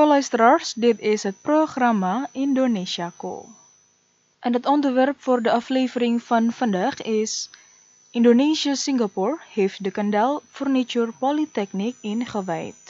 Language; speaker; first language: Dutch; non-native, fluent; Indonesian